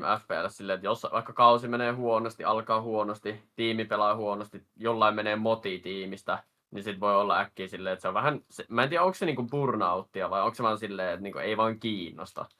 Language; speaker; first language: Finnish; native; Finnish